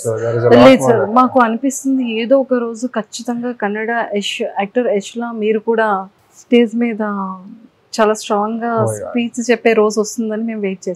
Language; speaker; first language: Telugu; native; Telugu